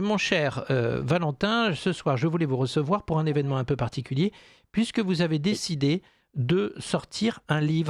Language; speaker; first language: French; native; French